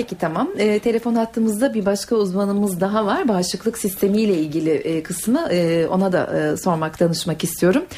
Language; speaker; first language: Turkish; native; Turkish